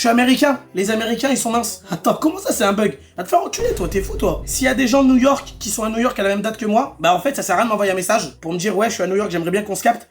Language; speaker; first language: French; native; French